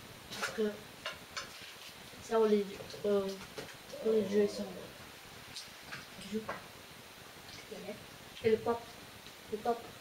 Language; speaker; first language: French; non-native, fluent; Filipino